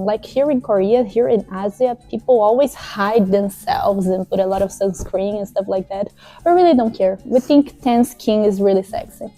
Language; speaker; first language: English; non-native, fluent; Portuguese